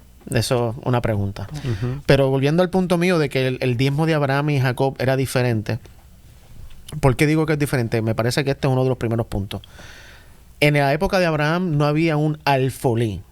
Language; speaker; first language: Spanish; native; Spanish